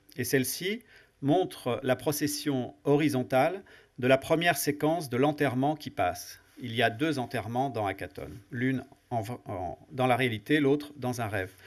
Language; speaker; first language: French; native; French